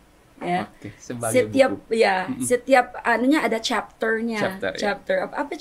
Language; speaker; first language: Indonesian; non-native, fluent; German